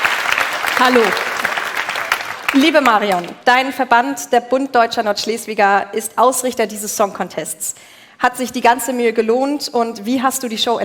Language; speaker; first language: German; native; German